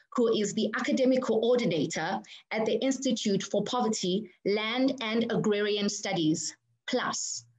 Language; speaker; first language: English; non-native, local second language; Zulu